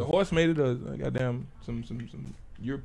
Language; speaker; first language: English; native; English